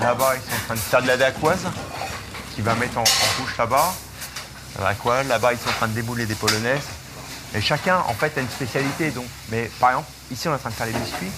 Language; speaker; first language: French; native; French